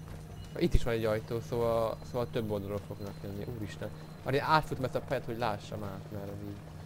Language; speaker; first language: Hungarian; native; Hungarian